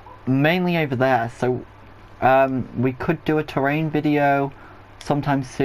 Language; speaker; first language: English; native; English